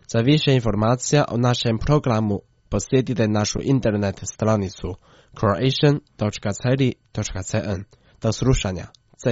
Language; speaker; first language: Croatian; non-native, fluent; Chinese